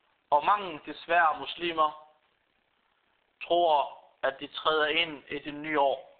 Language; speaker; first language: Danish; early bilingual, other home language; Arabic